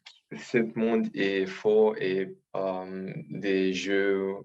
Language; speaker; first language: French; non-native, learner; Romanian